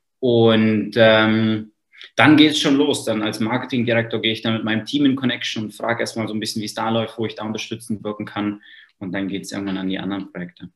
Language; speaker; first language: German; native; German